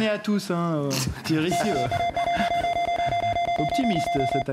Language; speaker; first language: French; native; French